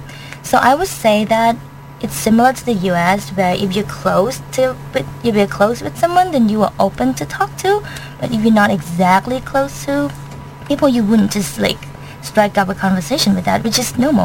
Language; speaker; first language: English; non-native, fluent; Thai